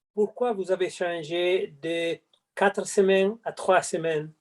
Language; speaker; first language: French; non-native, fluent; Italian